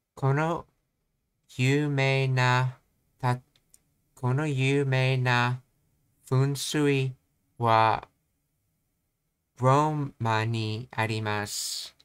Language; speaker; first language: Japanese; non-native, learner; English